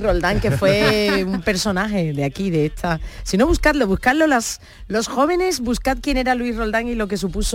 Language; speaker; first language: Spanish; native; Spanish